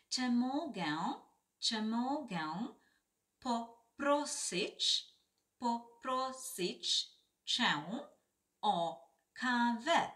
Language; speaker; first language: Polish; non-native, fluent; Sinhala